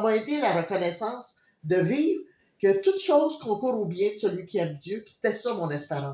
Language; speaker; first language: French; native; French